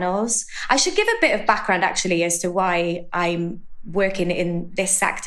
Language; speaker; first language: English; native; English